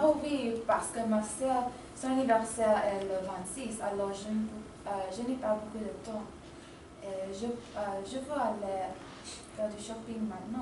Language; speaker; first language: French; non-native, learner; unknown